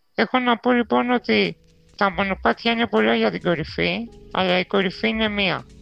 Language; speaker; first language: Greek; non-native, fluent; Romanian